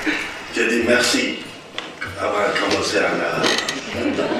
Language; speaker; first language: French; non-native, learner; Arabic